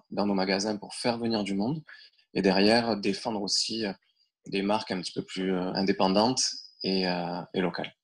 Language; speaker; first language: French; native; French